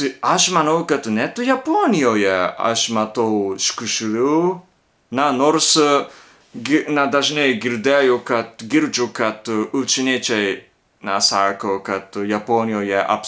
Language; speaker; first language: Lithuanian; non-native, learner; Japanese